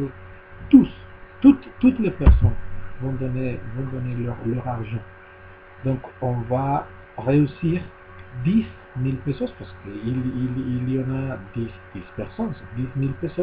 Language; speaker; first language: French; non-native, learner; Spanish